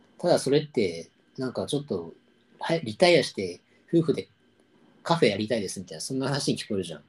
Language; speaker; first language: Japanese; native; Japanese